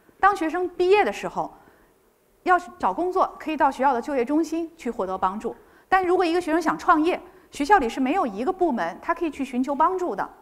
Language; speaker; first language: Chinese; native; Chinese